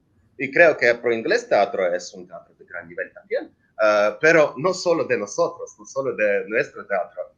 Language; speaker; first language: Spanish; non-native, learner; Ukrainian